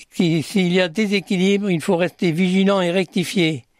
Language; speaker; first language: French; native; French